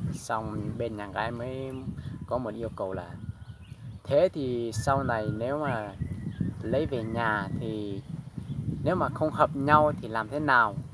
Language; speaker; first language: Vietnamese; non-native, local second language; Hmong